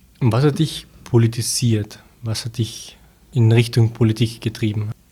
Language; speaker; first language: German; native; German